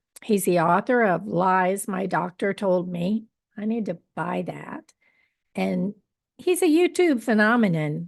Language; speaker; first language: English; native; English